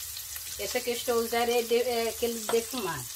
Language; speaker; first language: Portuguese; non-native, local second language; Upper Guinea Crioulo